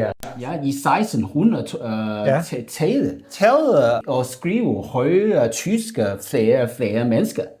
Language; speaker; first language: Danish; non-native, learner; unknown